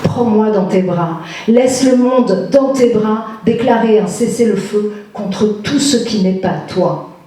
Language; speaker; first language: French; native; French